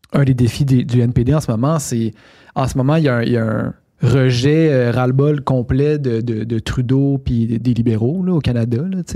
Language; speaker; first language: French; native; French